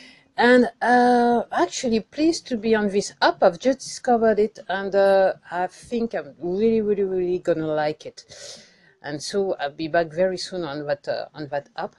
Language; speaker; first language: English; non-native, fluent; French